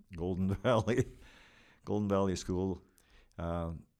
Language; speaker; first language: English; non-native, fluent; Ukrainian